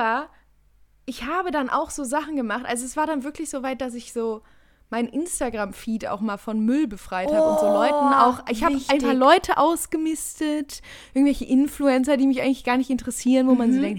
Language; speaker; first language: German; native; German